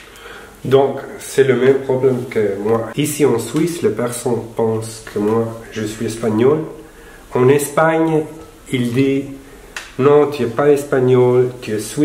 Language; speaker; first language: French; non-native, local second language; Spanish